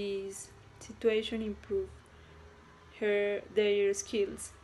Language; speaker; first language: English; non-native, learner; Spanish